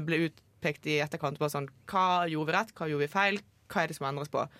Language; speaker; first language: Norwegian; native; Norwegian